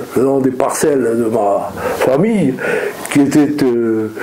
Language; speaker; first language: French; native; French